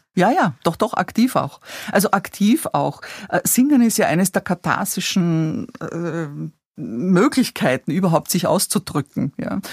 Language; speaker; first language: German; native; German